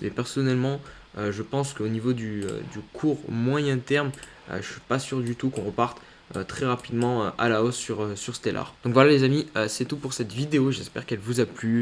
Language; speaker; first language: French; native; French